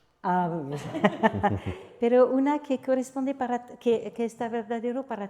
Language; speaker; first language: Spanish; non-native, fluent; French